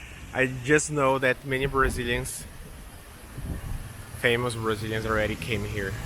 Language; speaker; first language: English; non-native, local second language; Portuguese